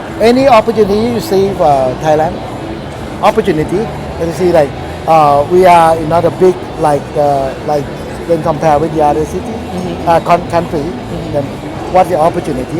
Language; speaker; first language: English; non-native, learner; Thai